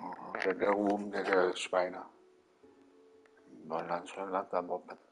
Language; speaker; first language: German; non-native, learner; Vietnamese